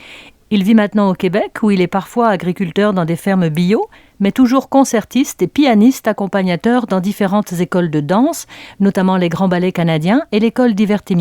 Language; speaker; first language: French; native; French